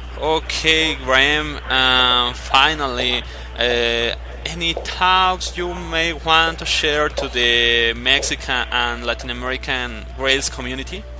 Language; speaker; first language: English; non-native, learner; Spanish